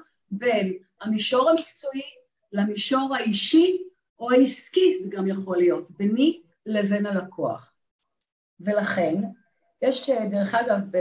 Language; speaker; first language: Hebrew; native; Hebrew